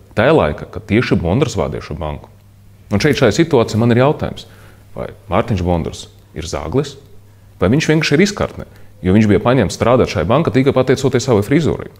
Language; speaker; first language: Latvian; non-native, local second language; Russian